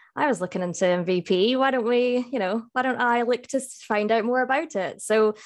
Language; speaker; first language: English; native; English